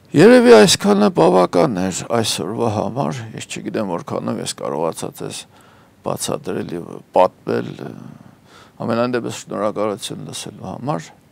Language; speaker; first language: Armenian; native; Armenian